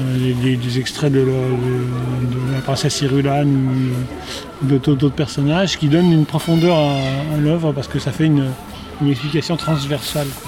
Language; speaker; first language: French; native; French